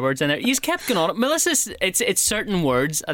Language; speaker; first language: English; native; English